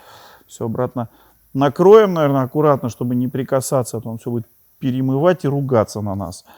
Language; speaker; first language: Russian; native; Russian